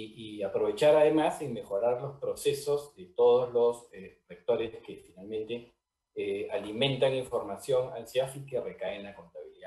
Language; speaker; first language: Spanish; native; Spanish